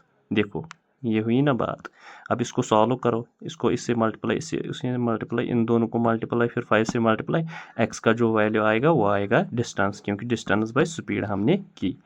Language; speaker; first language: Hindi; non-native, local second language; Kashmiri